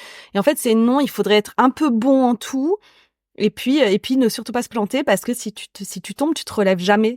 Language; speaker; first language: French; native; French